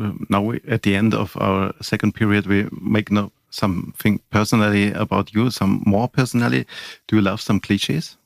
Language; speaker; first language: English; non-native, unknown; German